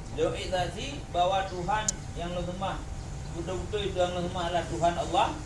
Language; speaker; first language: Malay; non-native, local second language; Achinese